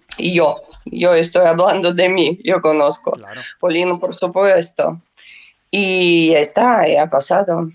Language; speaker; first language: Spanish; non-native, learner; Russian